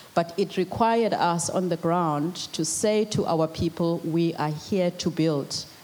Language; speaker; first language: English; non-native, local second language; Zulu